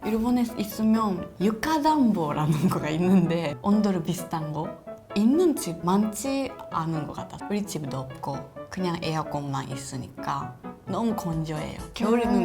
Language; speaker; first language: Korean; non-native, learner; Japanese